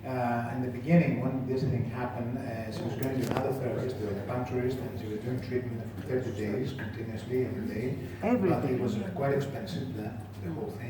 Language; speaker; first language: English; non-native, fluent; Greek